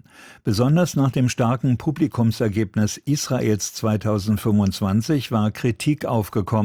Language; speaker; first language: German; native; German